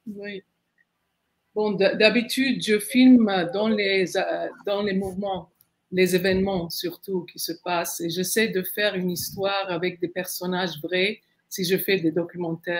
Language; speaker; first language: French; non-native, fluent; Arabic